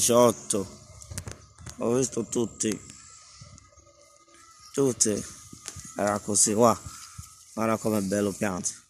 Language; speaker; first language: Italian; non-native, learner; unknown